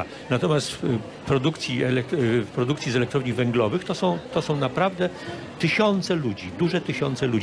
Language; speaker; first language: Polish; native; Polish